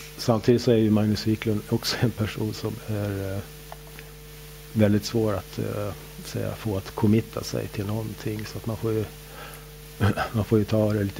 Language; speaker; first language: Swedish; native; Swedish